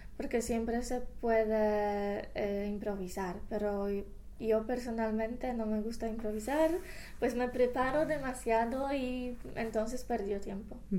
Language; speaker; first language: Spanish; non-native, fluent; Polish